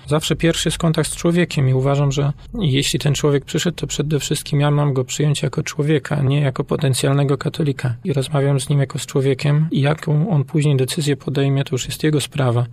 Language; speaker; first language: Polish; native; Polish